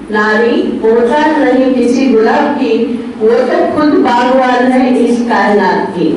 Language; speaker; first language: Hindi; non-native, local second language; Marathi